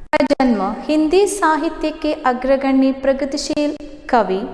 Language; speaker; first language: Hindi; non-native, local second language; Malayalam